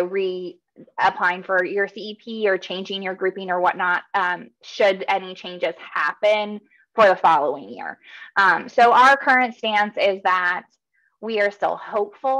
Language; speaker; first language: English; native; English